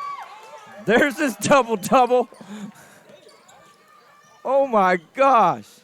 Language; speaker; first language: English; native; English